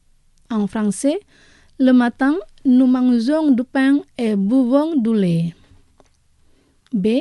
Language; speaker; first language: French; non-native, fluent; Indonesian